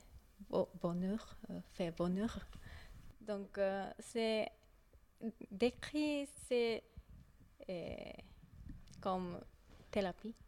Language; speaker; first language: French; non-native, learner; Japanese